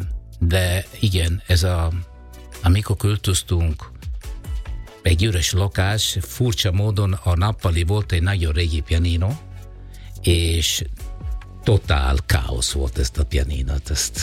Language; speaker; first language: Hungarian; non-native, learner; Italian